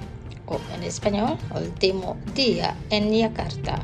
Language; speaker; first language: Spanish; non-native, fluent; Indonesian